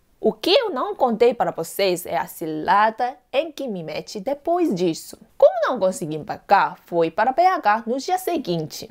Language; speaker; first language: Portuguese; non-native, fluent; Korean